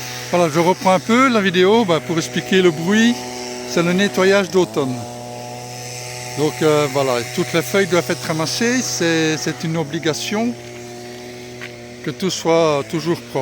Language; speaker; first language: French; native; French